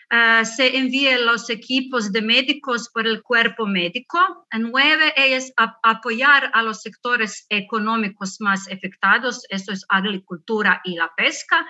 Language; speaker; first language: Spanish; non-native, learner; Croatian